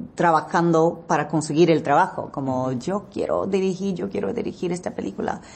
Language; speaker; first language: Spanish; non-native, learner; English